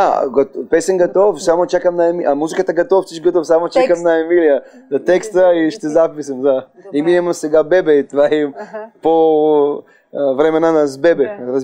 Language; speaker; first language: Bulgarian; non-native, learner; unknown